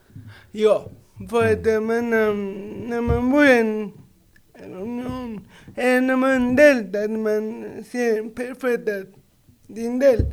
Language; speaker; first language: Swedish; non-native, learner; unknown